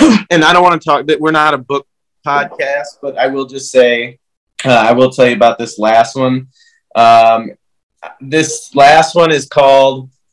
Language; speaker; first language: English; native; English